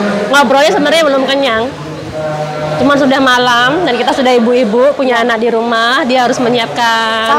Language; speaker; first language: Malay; non-native, local second language; Javanese